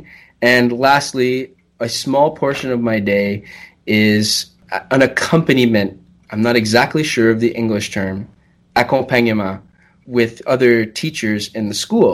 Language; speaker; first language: English; native; English